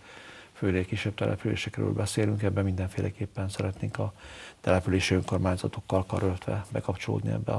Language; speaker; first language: Hungarian; native; Hungarian